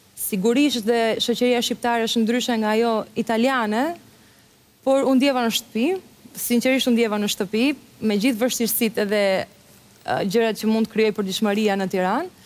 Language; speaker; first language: Albanian; early bilingual, heritage; Albanian